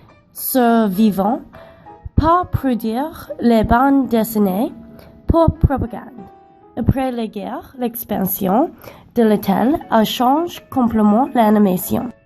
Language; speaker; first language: French; non-native, learner; English